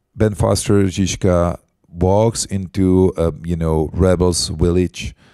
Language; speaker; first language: English; non-native, fluent; Czech